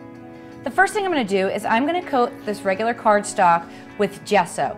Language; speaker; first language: English; native; English